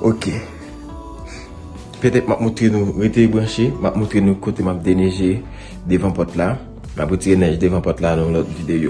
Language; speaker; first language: French; non-native, learner; Haitian Creole